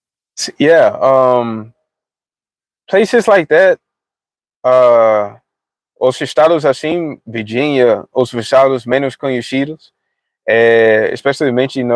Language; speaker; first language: Portuguese; non-native, fluent; English